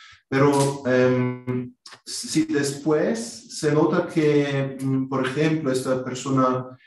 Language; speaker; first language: Spanish; non-native, fluent; German